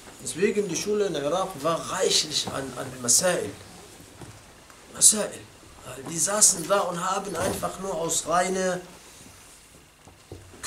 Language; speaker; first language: German; non-native, fluent; Arabic